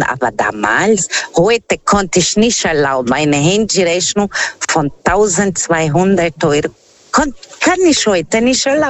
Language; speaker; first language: German; non-native, learner; Portuguese